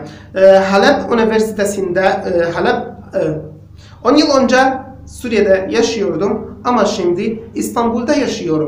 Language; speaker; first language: Turkish; non-native, fluent; Arabic